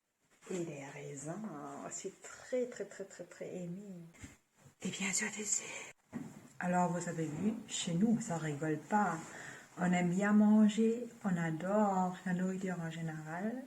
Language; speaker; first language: French; non-native, fluent; German